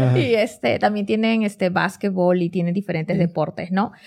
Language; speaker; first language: Spanish; native; Spanish